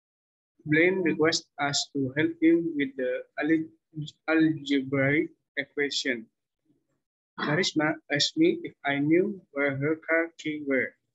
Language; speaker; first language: English; non-native, learner; Indonesian